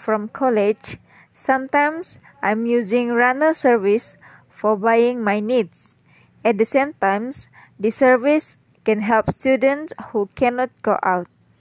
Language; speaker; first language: English; non-native, local second language; Malay